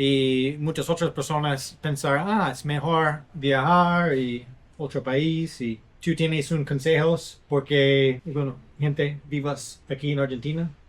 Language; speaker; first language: Spanish; non-native, learner; English